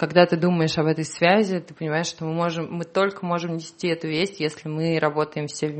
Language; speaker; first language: Russian; native; Russian